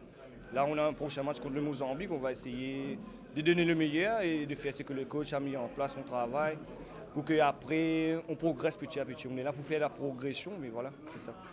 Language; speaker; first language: French; non-native, local second language; Morisyen